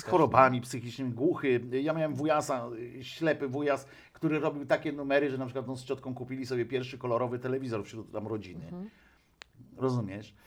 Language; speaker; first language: Polish; native; Polish